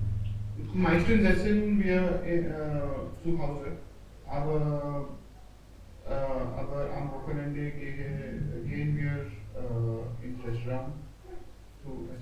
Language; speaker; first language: German; non-native, learner; Hindi